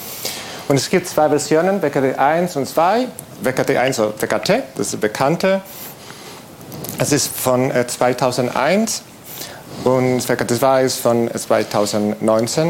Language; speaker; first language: German; non-native, fluent; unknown